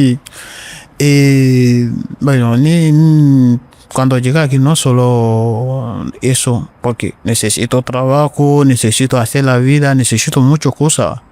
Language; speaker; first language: Spanish; non-native, learner; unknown